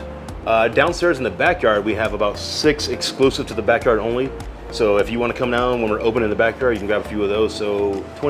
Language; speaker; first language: English; native; English